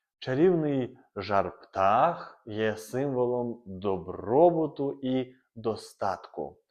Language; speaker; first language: Ukrainian; native; Ukrainian